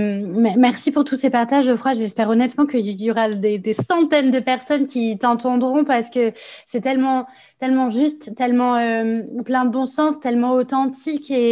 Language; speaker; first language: French; native; French